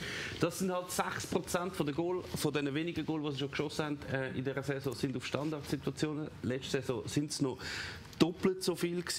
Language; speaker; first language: German; native; German